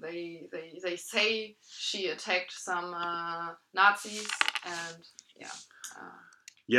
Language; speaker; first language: English; non-native, fluent; German